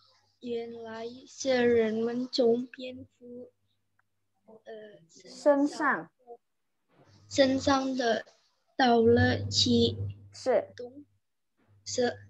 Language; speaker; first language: Chinese; non-native, learner; Indonesian